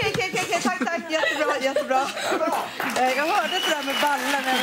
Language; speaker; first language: Swedish; native; Swedish